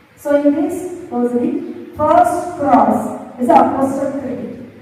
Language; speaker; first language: English; non-native, local second language; Telugu